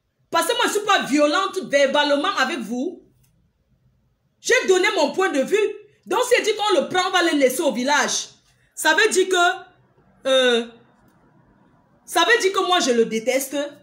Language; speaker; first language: French; non-native, local second language; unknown